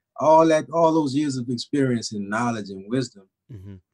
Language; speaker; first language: English; native; English